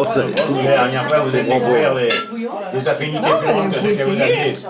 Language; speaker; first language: French; native; French